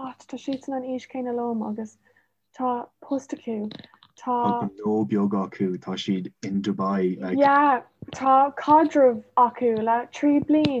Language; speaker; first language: Irish; non-native, local second language; English